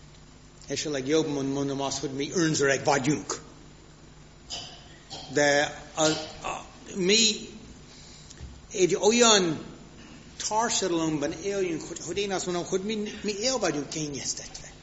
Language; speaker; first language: Hungarian; non-native, fluent; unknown